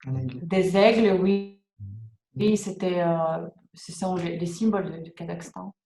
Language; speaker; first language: French; non-native, fluent; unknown